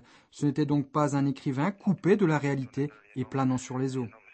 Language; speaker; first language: French; native; French